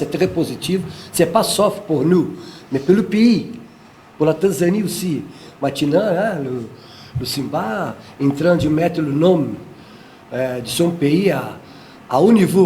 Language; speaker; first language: French; non-native, fluent; Portuguese